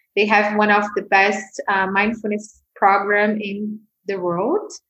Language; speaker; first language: English; non-native, fluent; Portuguese